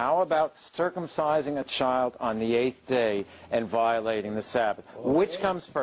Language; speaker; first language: English; native; English